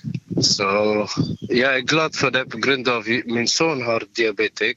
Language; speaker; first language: Swedish; non-native, fluent; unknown